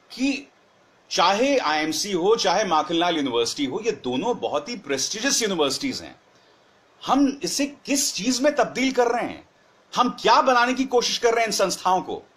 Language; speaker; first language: Hindi; native; Hindi